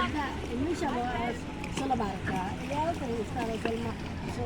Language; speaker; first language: Italian; non-native, fluent; Filipino